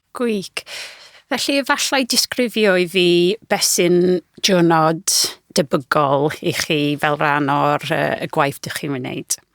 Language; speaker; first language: Welsh; non-native, fluent; English